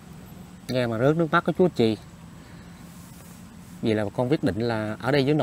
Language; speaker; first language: Vietnamese; native; Vietnamese